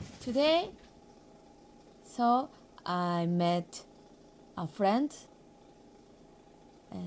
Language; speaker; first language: English; non-native, learner; Japanese